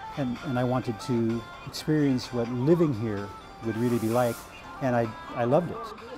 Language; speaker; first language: English; native; English